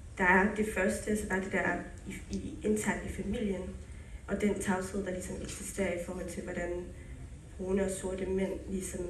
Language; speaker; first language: Danish; early bilingual, other home language; Somali